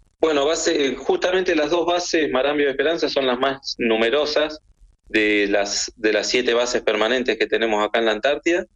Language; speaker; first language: Spanish; native; Spanish